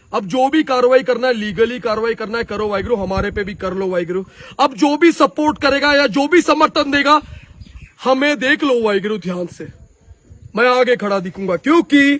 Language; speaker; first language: Hindi; non-native, local second language; Punjabi